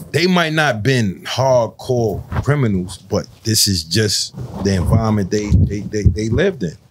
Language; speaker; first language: English; native; English